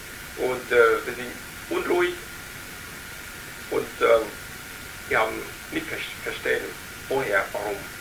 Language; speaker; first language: German; non-native, learner; Vietnamese